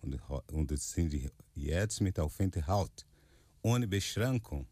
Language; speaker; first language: German; non-native, fluent; Portuguese